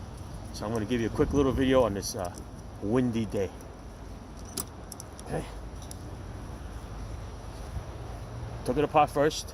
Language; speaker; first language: English; native; English